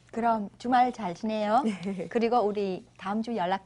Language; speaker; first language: Korean; non-native, fluent; Vietnamese